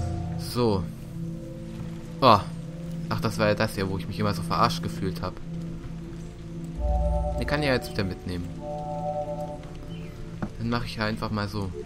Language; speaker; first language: German; native; German